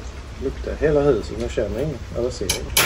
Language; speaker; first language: Swedish; early bilingual, other home language; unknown